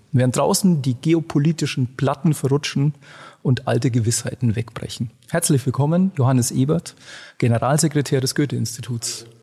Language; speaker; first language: German; native; German